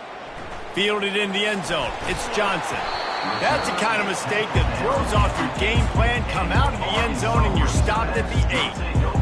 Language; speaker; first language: English; native; English